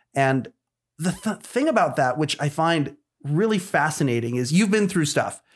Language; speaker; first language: English; native; English